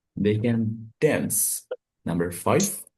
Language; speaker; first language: English; non-native, fluent; Indonesian